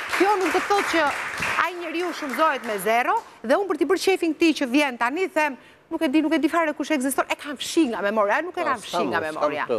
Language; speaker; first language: Albanian; native; Albanian